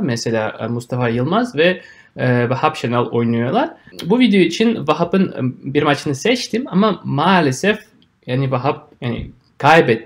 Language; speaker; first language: Turkish; non-native, fluent; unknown